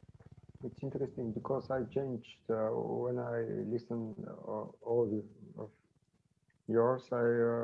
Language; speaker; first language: English; non-native, learner; Bulgarian